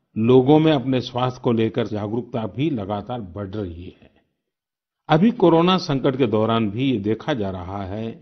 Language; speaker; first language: Hindi; non-native, local second language; Gujarati